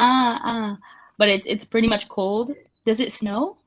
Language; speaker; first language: English; non-native, fluent; Spanish